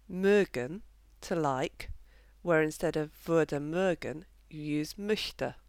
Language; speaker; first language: German; non-native, fluent; English